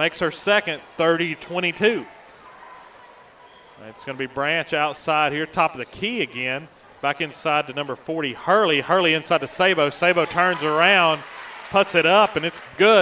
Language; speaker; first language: English; native; English